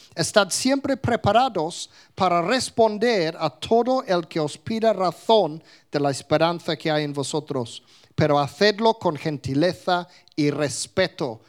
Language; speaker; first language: Spanish; non-native, fluent; English